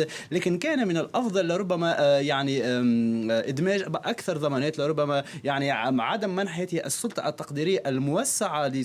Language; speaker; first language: Arabic; native; Arabic